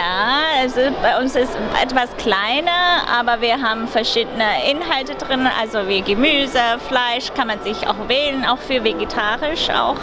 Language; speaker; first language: German; non-native, fluent; Chinese